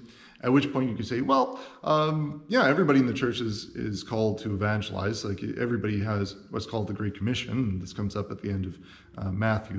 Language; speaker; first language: English; native; English